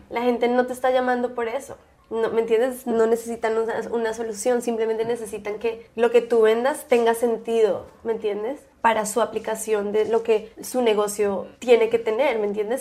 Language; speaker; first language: Spanish; early bilingual, heritage; Spanish